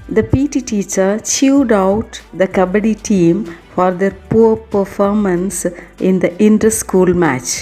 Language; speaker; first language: English; non-native, local second language; Tamil